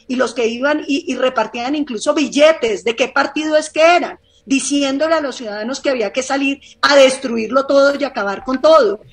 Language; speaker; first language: Spanish; native; Spanish